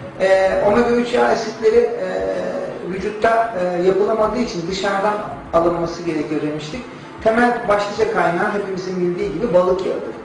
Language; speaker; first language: Turkish; native; Turkish